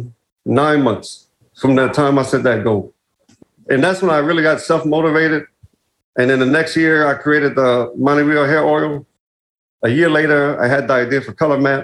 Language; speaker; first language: English; native; English